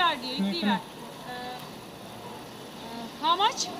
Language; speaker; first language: Turkish; native; Turkish